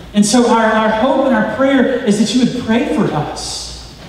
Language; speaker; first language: English; native; English